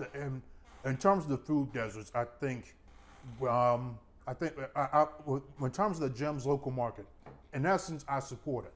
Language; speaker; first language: English; native; English